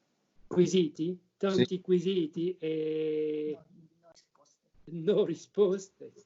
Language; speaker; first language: Italian; non-native, learner; French